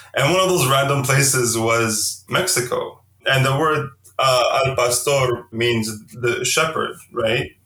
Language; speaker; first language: English; early bilingual, heritage; Arabic